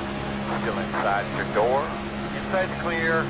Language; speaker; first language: English; native; English